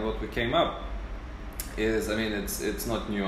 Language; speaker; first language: English; native; English